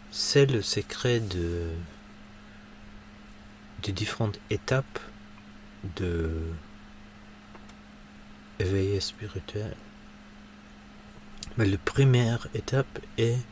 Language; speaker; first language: French; non-native, learner; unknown